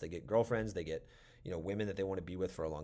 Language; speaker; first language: English; native; English